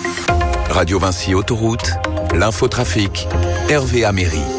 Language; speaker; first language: French; native; French